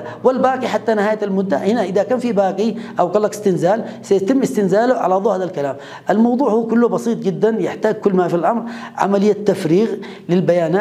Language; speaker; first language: Arabic; native; Arabic